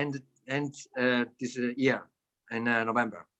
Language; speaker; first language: English; non-native, learner; Italian